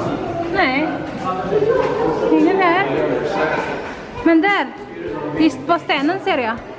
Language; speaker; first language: Swedish; non-native, learner; Indonesian